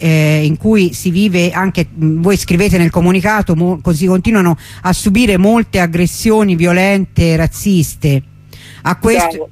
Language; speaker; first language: Italian; native; Italian